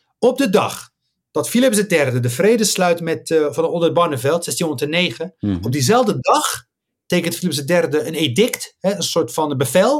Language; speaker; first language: Dutch; early bilingual, other home language; Riffian